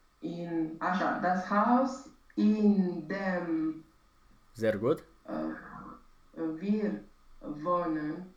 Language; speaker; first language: German; non-native, learner; Romanian